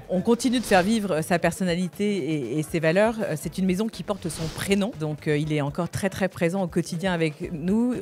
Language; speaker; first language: French; native; French